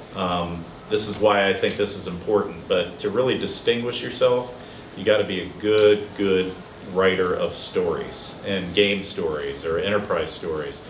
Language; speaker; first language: English; native; English